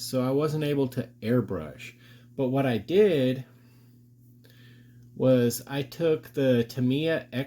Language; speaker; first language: English; native; English